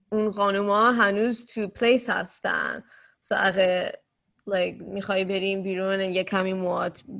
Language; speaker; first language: Persian; early bilingual, other home language; English